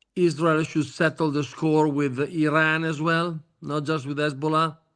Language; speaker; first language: English; non-native, fluent; Italian